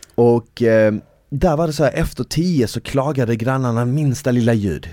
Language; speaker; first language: Swedish; early bilingual, other home language; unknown